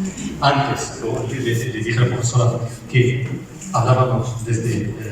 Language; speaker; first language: Spanish; non-native, fluent; Arabic